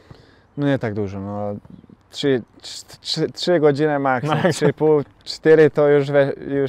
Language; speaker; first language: Polish; non-native, learner; Bosnian